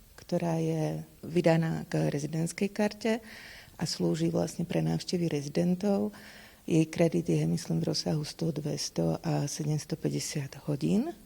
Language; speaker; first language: Slovak; native; Slovak